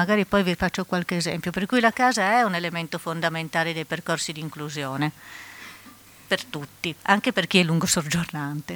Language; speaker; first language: Italian; native; Italian